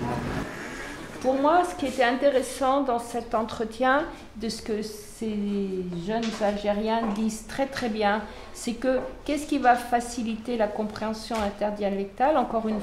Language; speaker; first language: French; native; French